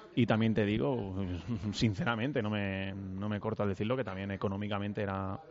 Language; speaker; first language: Spanish; native; Spanish